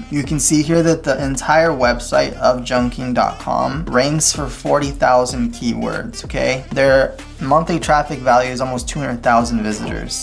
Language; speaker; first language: English; native; English